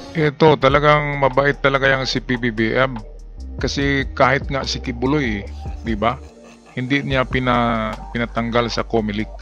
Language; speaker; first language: Filipino; non-native, local second language; Cebuano